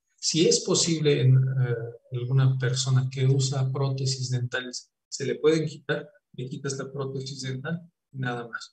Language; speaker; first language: Spanish; native; Spanish